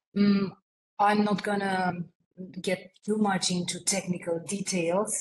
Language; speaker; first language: English; non-native, fluent; Romanian